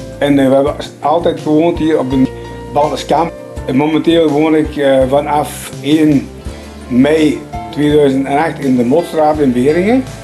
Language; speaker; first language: Dutch; early bilingual, other home language; Polish